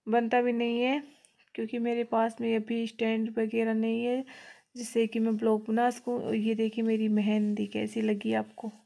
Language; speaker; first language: Hindi; native; Hindi